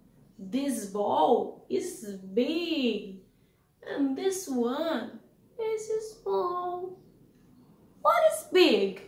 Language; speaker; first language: English; non-native, learner; Portuguese